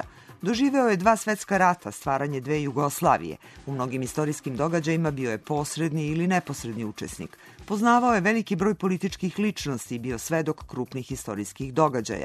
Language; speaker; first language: Serbian; native; Serbian